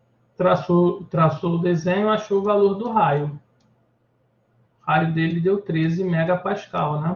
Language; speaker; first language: Portuguese; native; Portuguese